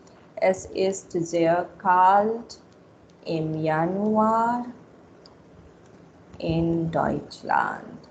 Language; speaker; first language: German; non-native, fluent; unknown